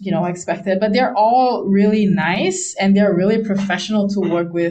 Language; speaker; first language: English; non-native, local second language; Chinese